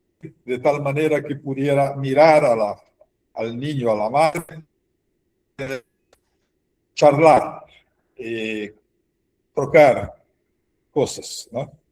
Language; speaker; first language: Spanish; non-native, fluent; Portuguese